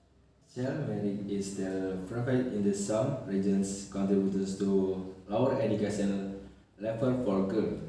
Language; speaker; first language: English; non-native, learner; Indonesian